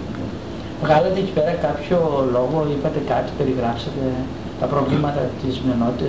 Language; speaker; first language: Greek; native; Greek